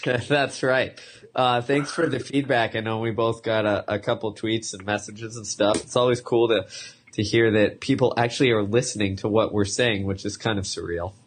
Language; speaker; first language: English; native; English